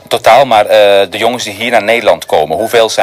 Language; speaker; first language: Dutch; non-native, fluent; Spanish